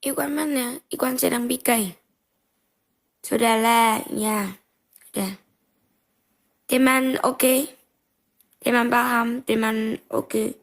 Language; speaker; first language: Indonesian; non-native, learner; Vietnamese